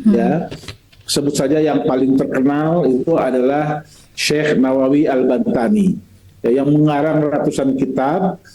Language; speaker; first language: Indonesian; native; Indonesian